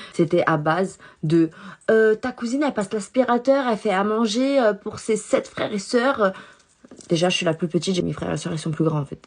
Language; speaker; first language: French; early bilingual, other home language; Chinese